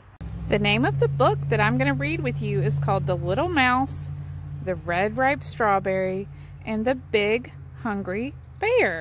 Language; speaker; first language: English; native; English